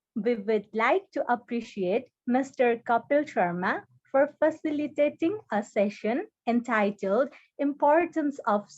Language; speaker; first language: English; non-native, local second language; Nepali